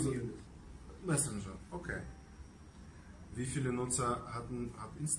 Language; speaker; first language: German; non-native, fluent; Russian